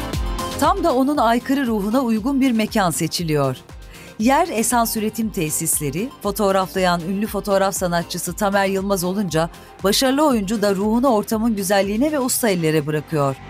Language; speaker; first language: Turkish; native; Turkish